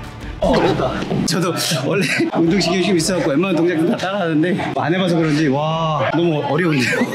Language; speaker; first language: Korean; native; Korean